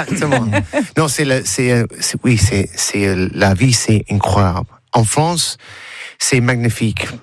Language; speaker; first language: French; non-native, learner; English